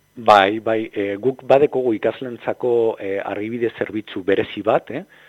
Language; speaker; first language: Basque; native; Basque